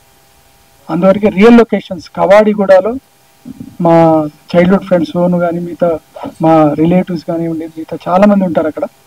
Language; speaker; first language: Telugu; native; Telugu